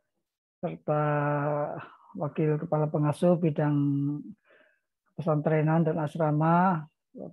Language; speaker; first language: Indonesian; native; Indonesian